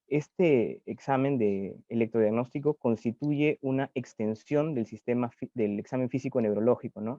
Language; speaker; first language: Spanish; native; Spanish